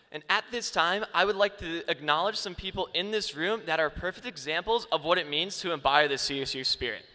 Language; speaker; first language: English; native; English